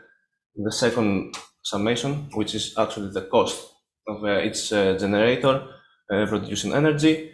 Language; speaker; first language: English; non-native, fluent; Greek